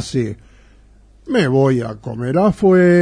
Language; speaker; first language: Spanish; native; Spanish